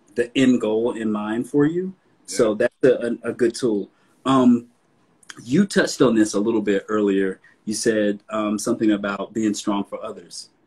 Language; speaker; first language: English; native; English